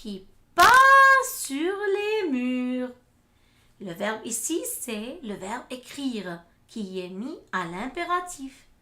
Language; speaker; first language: French; non-native, fluent; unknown